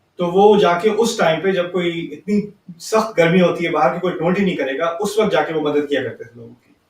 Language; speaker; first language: Urdu; early bilingual, heritage; Urdu